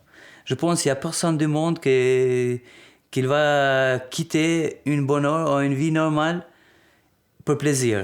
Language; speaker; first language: French; non-native, learner; Albanian